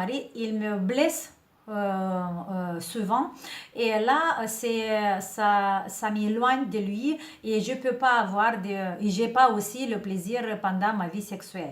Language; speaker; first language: French; non-native, fluent; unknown